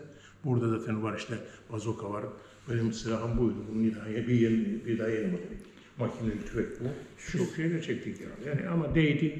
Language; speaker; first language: Turkish; native; Turkish